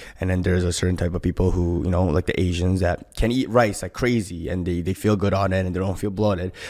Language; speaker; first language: English; early bilingual, other home language; Korean